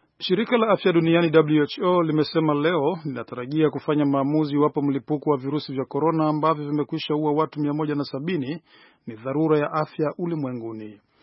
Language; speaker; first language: Swahili; non-native, local second language; Rundi